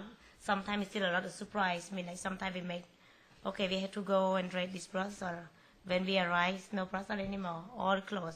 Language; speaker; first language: English; non-native, learner; Khmer